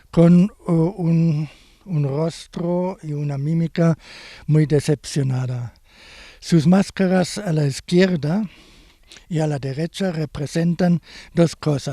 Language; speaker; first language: Spanish; non-native, fluent; German